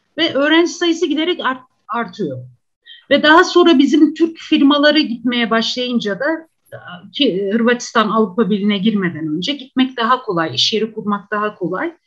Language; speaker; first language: Turkish; native; Turkish